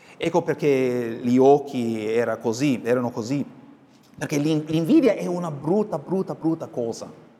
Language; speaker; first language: Italian; non-native, fluent; English